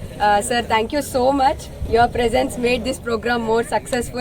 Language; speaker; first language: English; non-native, local second language; Telugu